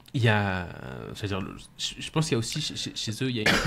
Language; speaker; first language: French; native; French